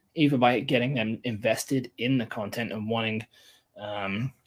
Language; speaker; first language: English; native; English